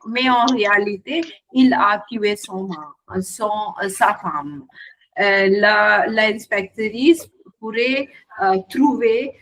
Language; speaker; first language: French; non-native, learner; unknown